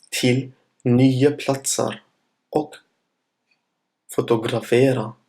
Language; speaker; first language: Swedish; non-native, fluent; Arabic